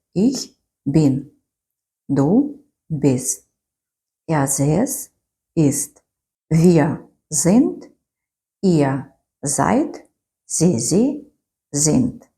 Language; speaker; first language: German; non-native, fluent; Ukrainian